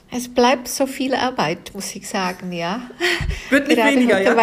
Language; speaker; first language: German; non-native, fluent; Czech